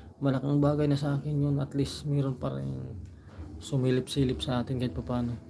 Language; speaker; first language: Filipino; non-native, local second language; Cebuano